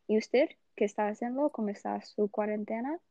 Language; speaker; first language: Spanish; non-native, learner; Portuguese